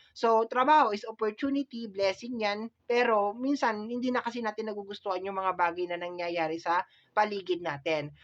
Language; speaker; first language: Filipino; native; Filipino